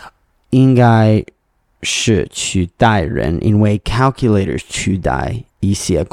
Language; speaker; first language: Chinese; non-native, learner; English